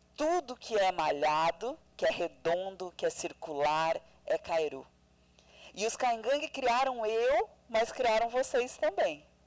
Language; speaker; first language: Portuguese; non-native, local second language; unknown